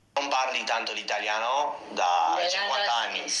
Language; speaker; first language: Italian; non-native, fluent; English